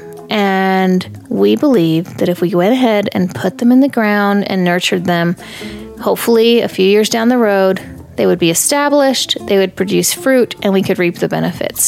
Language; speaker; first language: English; native; English